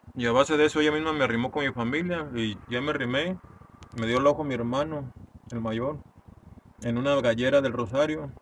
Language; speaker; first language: Spanish; native; Spanish